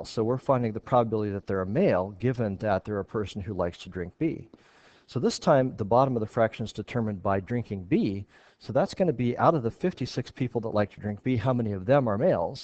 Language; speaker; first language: English; native; English